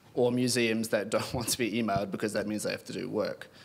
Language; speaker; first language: English; native; English